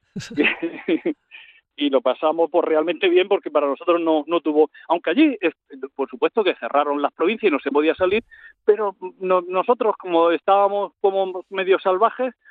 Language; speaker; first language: Spanish; native; Spanish